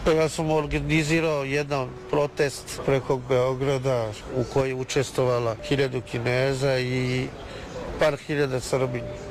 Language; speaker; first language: Serbian; non-native, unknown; Chinese